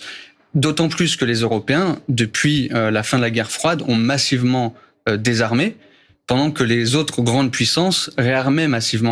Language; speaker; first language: French; native; French